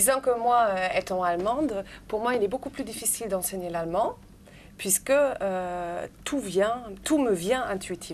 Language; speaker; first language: French; non-native, fluent; German